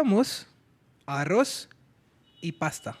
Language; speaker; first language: Spanish; non-native, learner; Hindi